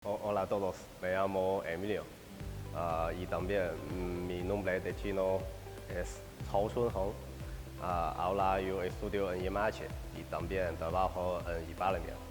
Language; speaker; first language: Spanish; non-native, learner; Chinese